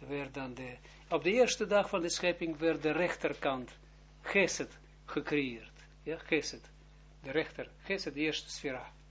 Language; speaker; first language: Dutch; non-native, fluent; Hebrew